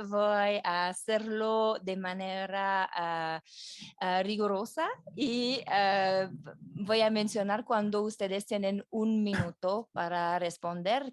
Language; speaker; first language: Spanish; non-native, fluent; French